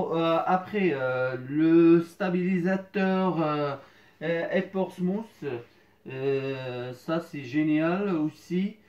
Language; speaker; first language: French; non-native, fluent; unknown